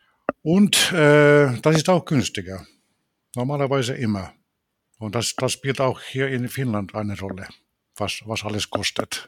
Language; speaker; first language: German; non-native, fluent; Finnish